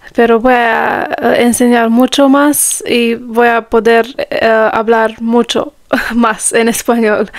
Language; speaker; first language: Spanish; non-native, learner; Romanian